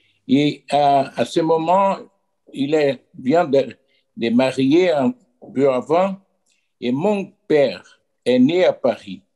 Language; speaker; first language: French; non-native, fluent; Portuguese